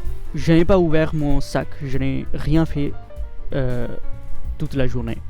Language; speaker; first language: French; non-native, fluent; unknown